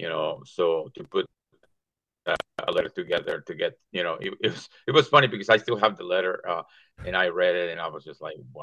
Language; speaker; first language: English; non-native, fluent; Spanish